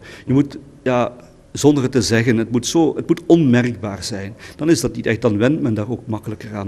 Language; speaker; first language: Dutch; native; Dutch